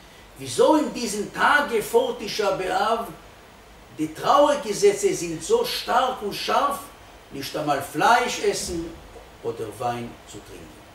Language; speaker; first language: German; non-native, fluent; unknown